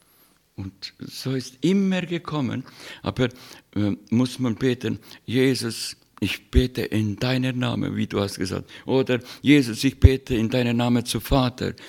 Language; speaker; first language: German; non-native, fluent; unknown